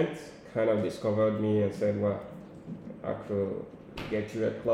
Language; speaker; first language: English; non-native, local second language; Igbo